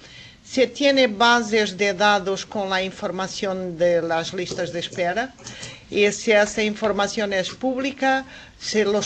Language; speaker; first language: Spanish; non-native, fluent; Portuguese